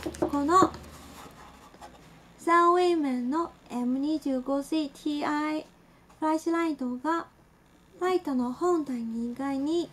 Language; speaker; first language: Japanese; non-native, fluent; Chinese